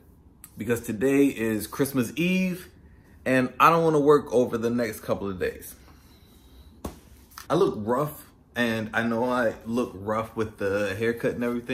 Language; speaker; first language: English; native; English